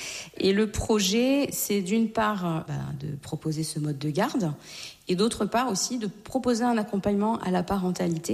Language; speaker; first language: French; native; French